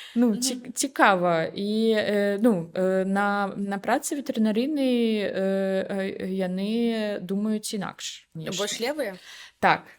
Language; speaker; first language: Belarusian; native; Belarusian